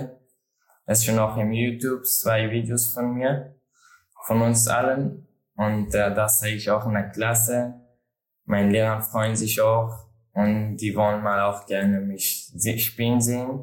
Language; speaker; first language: German; non-native, learner; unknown